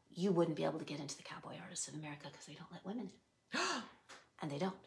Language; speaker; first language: English; native; English